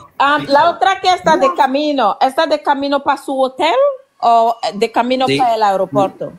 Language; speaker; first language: Spanish; non-native, learner; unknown